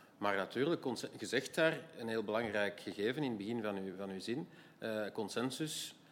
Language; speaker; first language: Dutch; native; Dutch